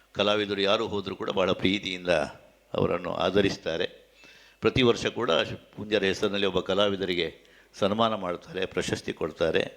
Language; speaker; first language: Kannada; native; Kannada